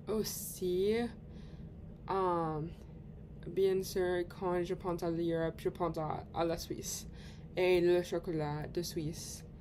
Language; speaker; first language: French; non-native, learner; English